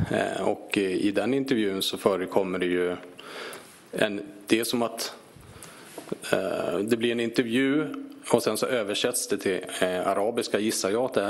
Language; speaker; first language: Swedish; native; Swedish